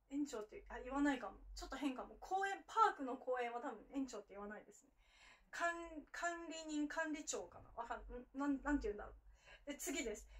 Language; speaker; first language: Japanese; native; Japanese